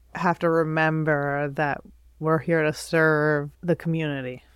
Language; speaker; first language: English; native; English